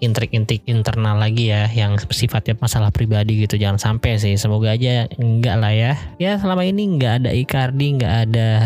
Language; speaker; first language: Indonesian; native; Indonesian